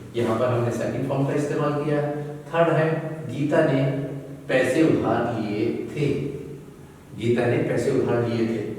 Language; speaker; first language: Hindi; native; Hindi